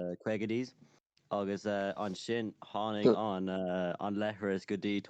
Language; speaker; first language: Irish; non-native, local second language; English